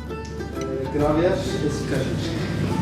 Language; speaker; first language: Turkish; native; Turkish